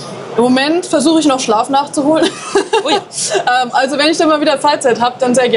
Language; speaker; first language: German; native; German